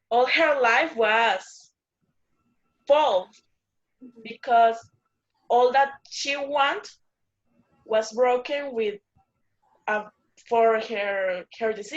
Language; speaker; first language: English; non-native, learner; Spanish